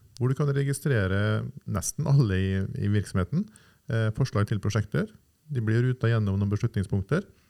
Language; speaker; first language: Norwegian; native; Norwegian